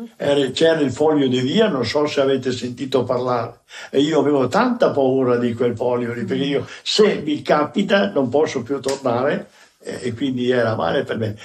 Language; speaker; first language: Italian; native; Italian